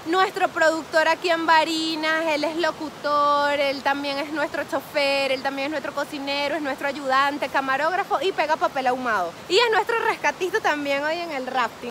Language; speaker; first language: Spanish; native; Spanish